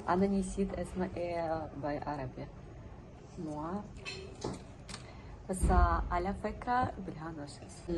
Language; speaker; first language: Arabic; non-native, learner; Russian